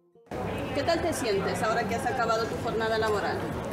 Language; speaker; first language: Spanish; native; Spanish